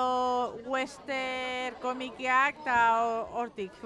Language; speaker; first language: Basque; non-native, local second language; Spanish